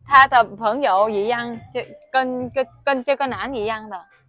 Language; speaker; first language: Chinese; non-native, fluent; Vietnamese